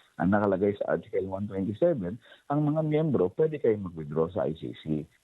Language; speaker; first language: Filipino; native; Filipino